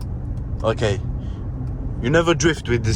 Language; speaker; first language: English; non-native, learner; French